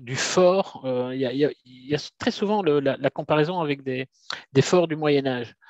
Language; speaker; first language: French; native; French